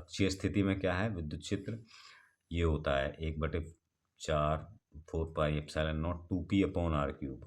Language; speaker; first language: Hindi; native; Hindi